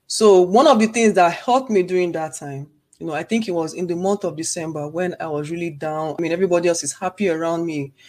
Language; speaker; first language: English; non-native, local second language; Igbo